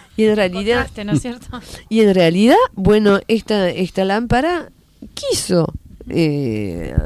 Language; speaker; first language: Spanish; non-native, fluent; French